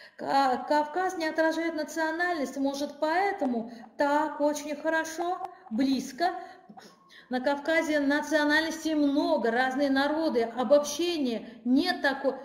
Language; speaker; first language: Russian; non-native, local second language; Armenian